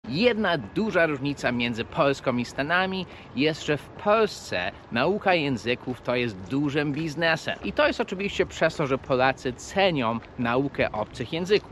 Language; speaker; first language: Polish; early bilingual, heritage; Polish